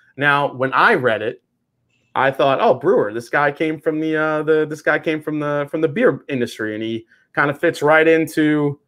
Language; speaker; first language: English; native; English